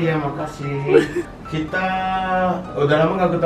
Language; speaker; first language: Indonesian; non-native, fluent; Japanese